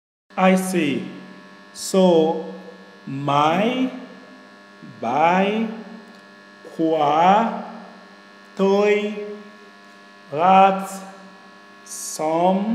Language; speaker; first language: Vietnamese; non-native, learner; English